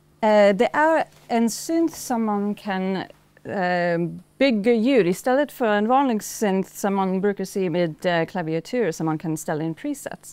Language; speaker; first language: Swedish; non-native, fluent; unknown